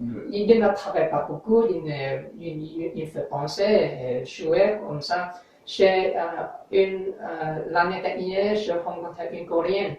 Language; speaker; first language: French; non-native, learner; English